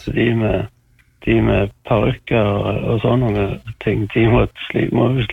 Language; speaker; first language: Norwegian; native; Norwegian